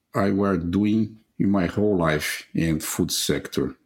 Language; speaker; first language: English; non-native, fluent; Portuguese